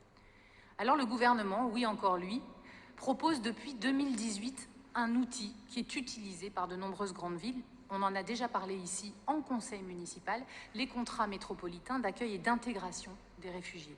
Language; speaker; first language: French; native; French